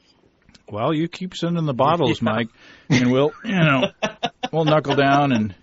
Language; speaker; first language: English; native; English